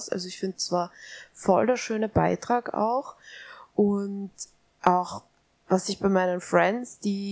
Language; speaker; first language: German; native; German